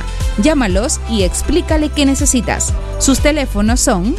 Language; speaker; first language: Spanish; native; Spanish